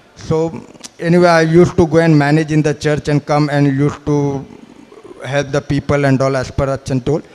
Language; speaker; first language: English; non-native, local second language; Malayalam